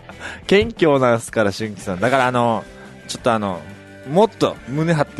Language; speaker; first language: Japanese; native; Japanese